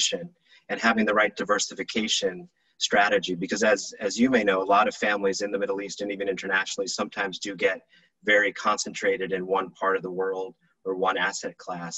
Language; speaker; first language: English; native; English